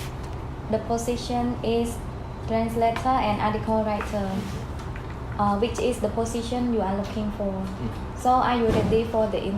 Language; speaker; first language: English; non-native, learner; Khmer